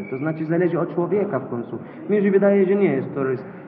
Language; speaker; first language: Polish; non-native, learner; Arabic